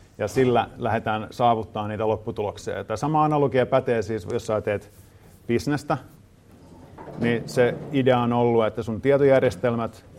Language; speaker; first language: Finnish; native; Finnish